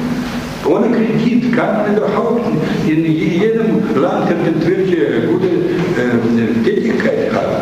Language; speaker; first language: German; non-native, fluent; Russian